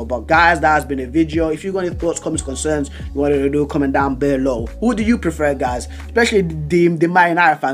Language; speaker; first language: English; native; English